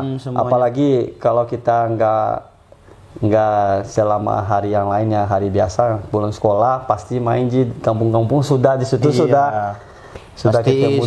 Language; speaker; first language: Indonesian; non-native, fluent; Portuguese